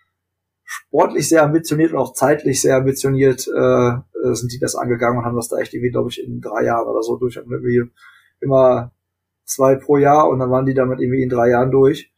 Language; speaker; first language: German; native; German